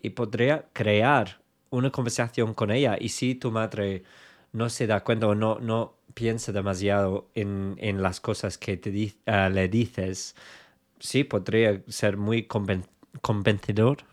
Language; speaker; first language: Spanish; non-native, fluent; English